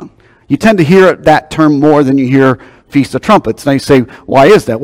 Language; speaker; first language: English; native; English